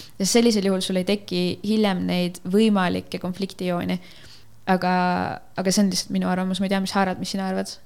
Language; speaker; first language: Estonian; native; Estonian